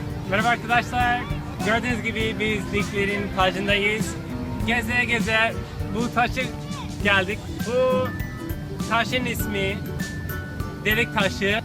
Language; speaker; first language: Turkish; non-native, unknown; English